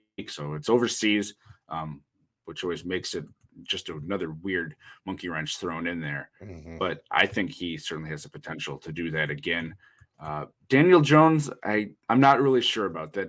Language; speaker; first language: English; native; English